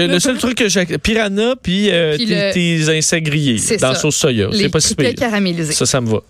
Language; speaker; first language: French; native; French